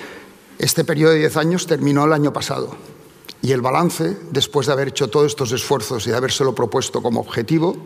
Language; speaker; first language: Spanish; native; Spanish